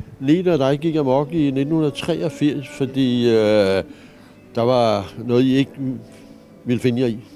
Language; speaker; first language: Danish; native; Danish